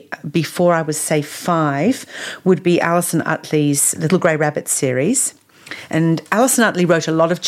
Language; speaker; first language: English; native; English